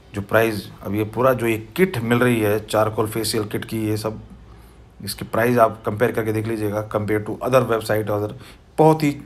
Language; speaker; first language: Hindi; native; Hindi